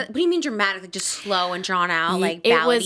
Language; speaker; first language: English; native; English